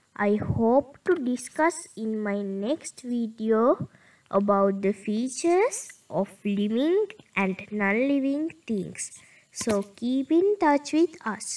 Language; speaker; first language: English; non-native, local second language; Sinhala